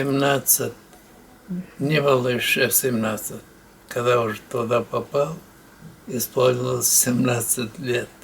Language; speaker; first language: Russian; non-native, local second language; Bashkir